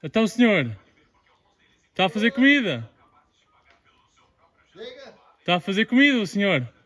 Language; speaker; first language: Portuguese; early bilingual, heritage; Portuguese